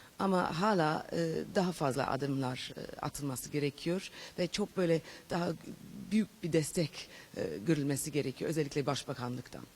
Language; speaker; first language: Turkish; non-native, fluent; English